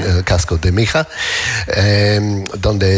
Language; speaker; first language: Spanish; non-native, learner; English